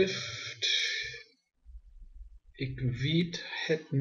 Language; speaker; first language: Dutch; non-native, learner; English